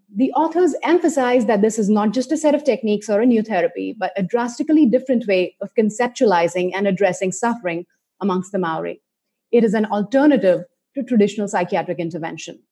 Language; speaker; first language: English; non-native, local second language; Hindi